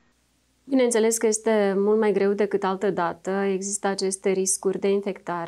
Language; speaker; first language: Romanian; native; Romanian